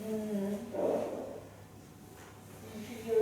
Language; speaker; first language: English; non-native, learner; Vietnamese